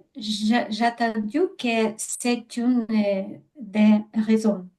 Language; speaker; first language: French; non-native, learner; Ukrainian